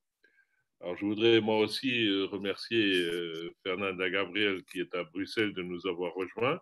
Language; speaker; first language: French; non-native, fluent; German